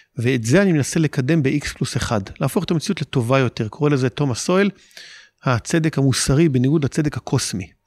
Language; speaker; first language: Hebrew; native; Hebrew